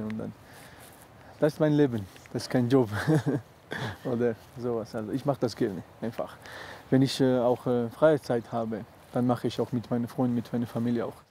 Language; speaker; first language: German; non-native, fluent; Georgian